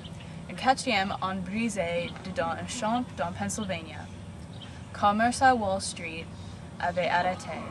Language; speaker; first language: French; non-native, learner; English